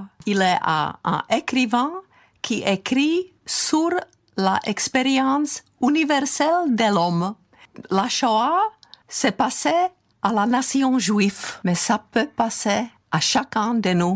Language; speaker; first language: French; non-native, fluent; Czech